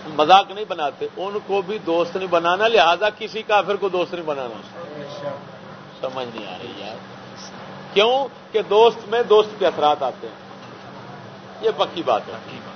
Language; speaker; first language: Urdu; non-native, local second language; Saraiki